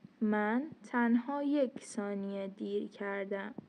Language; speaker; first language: Persian; non-native, fluent; Turkish